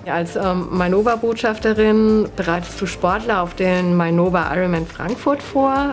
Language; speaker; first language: German; native; German